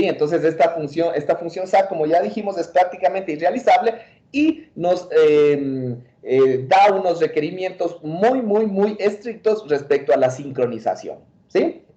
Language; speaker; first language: Spanish; native; Spanish